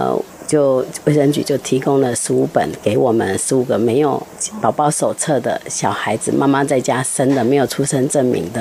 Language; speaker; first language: Chinese; native; Chinese